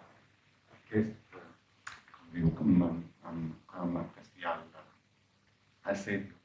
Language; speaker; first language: Catalan; non-native, fluent; Arabic